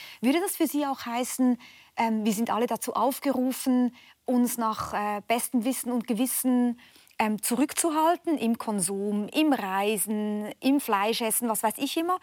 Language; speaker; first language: German; native; German